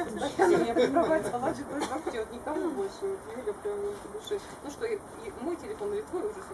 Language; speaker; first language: Russian; native; Russian